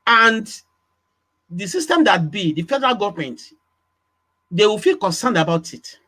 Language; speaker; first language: English; non-native, local second language; Yoruba